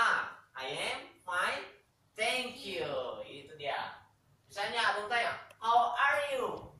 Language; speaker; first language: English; non-native, learner; Indonesian